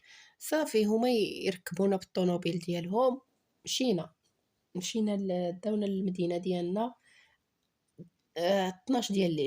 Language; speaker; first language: Arabic; native; Arabic